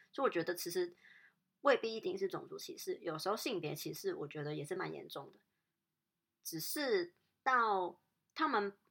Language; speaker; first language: Chinese; non-native, local second language; Cantonese